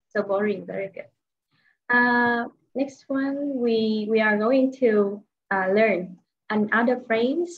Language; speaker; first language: English; non-native, fluent; Vietnamese